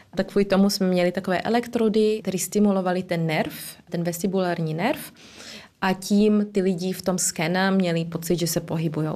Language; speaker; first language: Czech; early bilingual, heritage; Czech